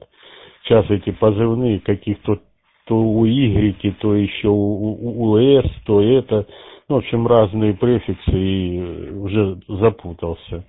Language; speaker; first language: Russian; native; Russian